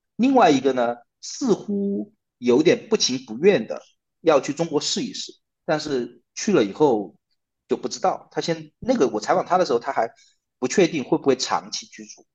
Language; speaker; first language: Chinese; native; Chinese